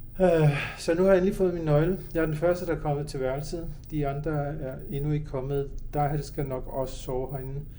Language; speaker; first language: Danish; early bilingual, other home language; Urdu